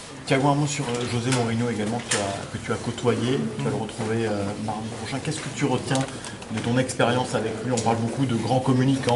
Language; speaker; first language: French; native; French